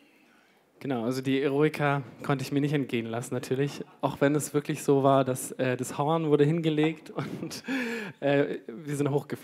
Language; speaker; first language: German; native; German